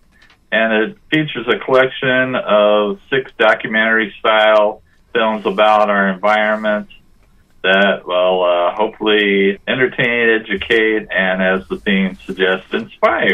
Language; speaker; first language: English; native; English